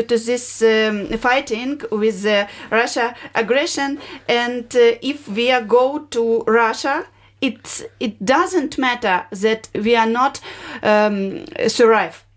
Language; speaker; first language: English; non-native, learner; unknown